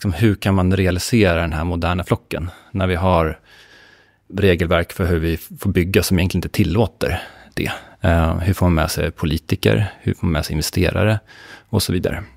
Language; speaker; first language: Swedish; native; Swedish